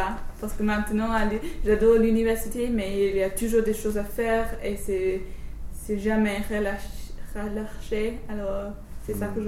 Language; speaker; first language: French; non-native, fluent; English